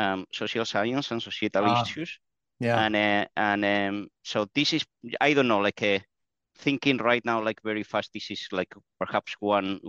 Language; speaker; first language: English; non-native, fluent; Spanish